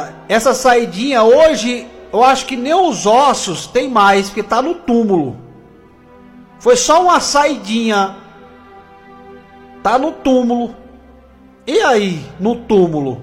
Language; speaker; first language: Portuguese; native; Portuguese